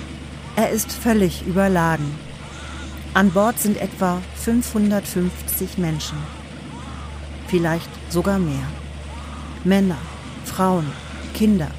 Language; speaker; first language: German; native; German